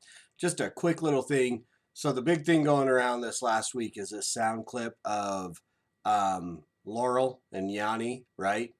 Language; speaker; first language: English; native; English